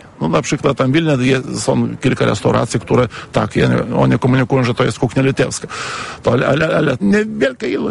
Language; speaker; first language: Polish; non-native, fluent; Lithuanian